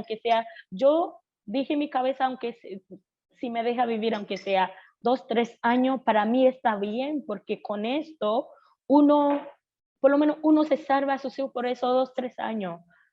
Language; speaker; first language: Spanish; non-native, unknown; Haitian Creole